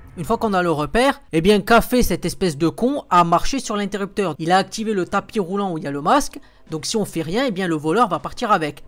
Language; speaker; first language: French; native; French